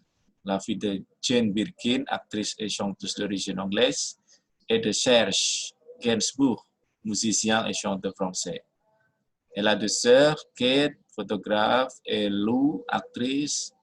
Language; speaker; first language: French; non-native, fluent; Indonesian